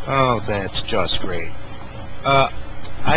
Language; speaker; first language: English; native; English